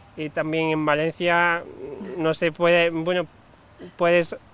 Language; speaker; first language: Spanish; non-native, fluent; Turkish